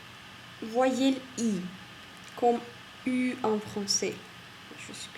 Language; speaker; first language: French; non-native, fluent; Russian